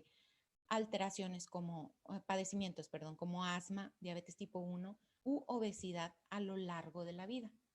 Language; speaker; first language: Spanish; native; Spanish